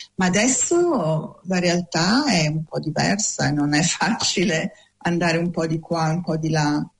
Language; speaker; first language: Italian; native; Italian